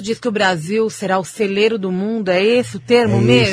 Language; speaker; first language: Portuguese; native; Portuguese